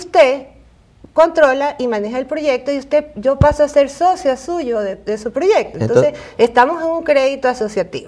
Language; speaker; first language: Spanish; native; Spanish